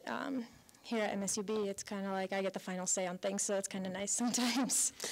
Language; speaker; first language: English; native; English